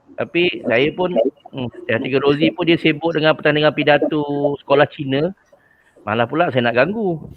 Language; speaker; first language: Malay; native; Malay